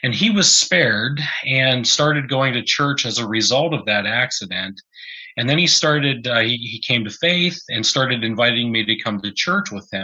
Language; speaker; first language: English; native; English